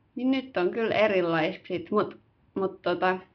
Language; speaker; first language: Finnish; early bilingual, other home language; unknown